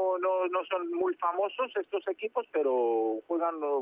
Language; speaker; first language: Spanish; non-native, fluent; Georgian